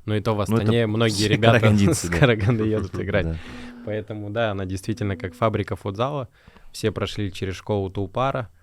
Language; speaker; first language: Russian; native; Russian